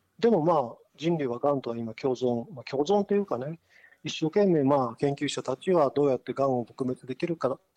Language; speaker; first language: Japanese; native; Japanese